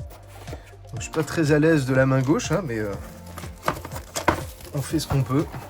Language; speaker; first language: French; native; French